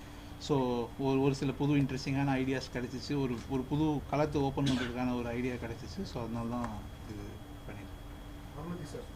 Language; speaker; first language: Tamil; native; Tamil